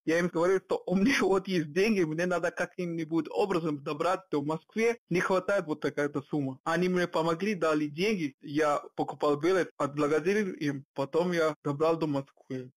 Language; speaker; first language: Russian; non-native, fluent; Hindi